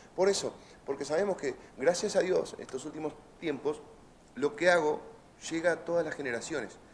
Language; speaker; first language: Spanish; native; Spanish